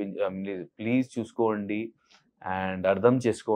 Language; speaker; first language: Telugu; non-native, learner; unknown